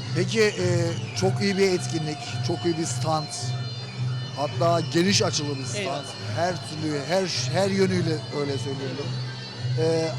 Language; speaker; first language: Turkish; native; Turkish